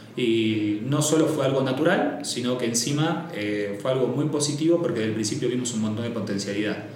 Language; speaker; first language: Spanish; native; Spanish